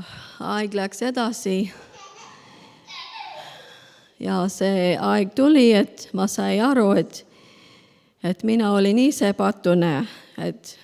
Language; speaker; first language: Estonian; non-native, learner; Spanish